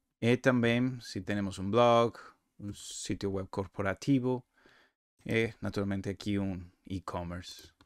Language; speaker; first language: Portuguese; non-native, learner; Spanish